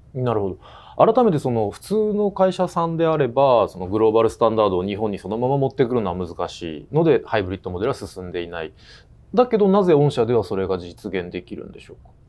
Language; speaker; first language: Japanese; native; Japanese